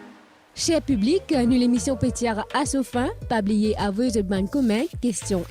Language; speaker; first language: French; non-native, local second language; Morisyen